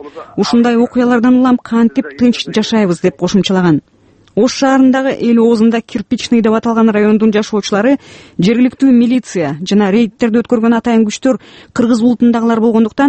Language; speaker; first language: Kyrgyz; native; Kyrgyz